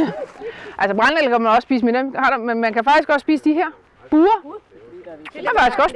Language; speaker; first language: Danish; native; Danish